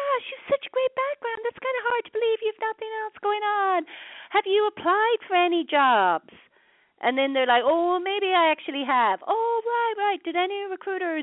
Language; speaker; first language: English; native; English